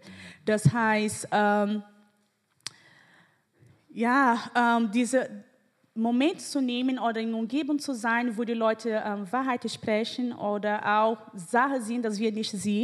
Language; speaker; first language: German; non-native, fluent; Portuguese